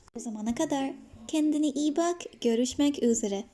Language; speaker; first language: Turkish; non-native, learner; Urdu